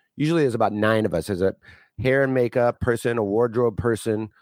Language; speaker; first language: English; native; English